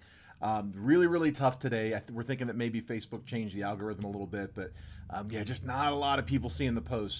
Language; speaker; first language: English; native; English